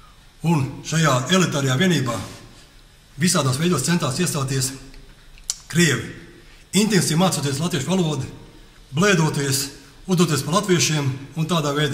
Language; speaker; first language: Latvian; native; Latvian